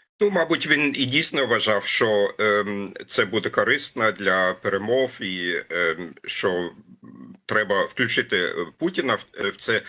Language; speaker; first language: Ukrainian; non-native, fluent; German